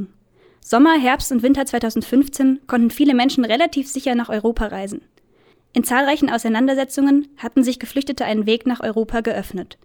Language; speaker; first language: German; native; German